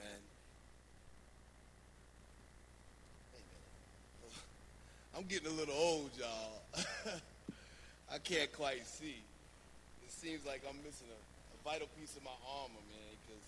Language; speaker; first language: English; native; English